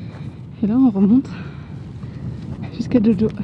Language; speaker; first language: French; native; French